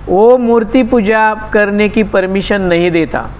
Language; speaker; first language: Hindi; non-native, local second language; Marathi